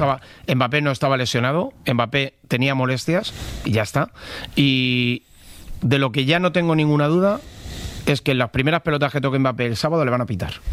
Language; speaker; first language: Spanish; native; Spanish